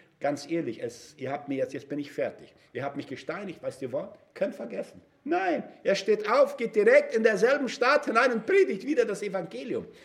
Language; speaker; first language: German; non-native, fluent; Portuguese